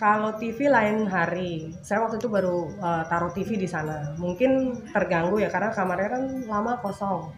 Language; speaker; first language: Indonesian; native; Indonesian